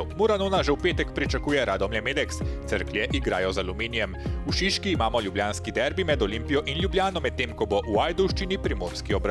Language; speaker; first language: Slovenian; native; Slovenian